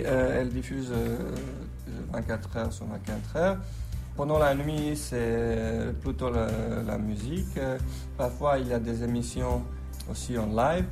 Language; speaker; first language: French; non-native, fluent; Slovenian